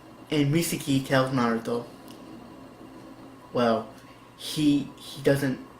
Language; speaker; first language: English; native; English